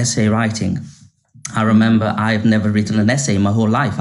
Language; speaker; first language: English; non-native, fluent; Italian